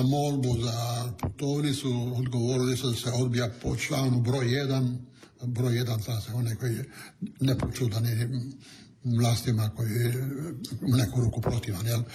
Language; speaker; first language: Serbian; non-native, local second language; Italian